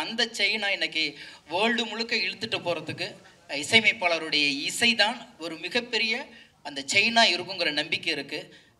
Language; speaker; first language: Tamil; native; Tamil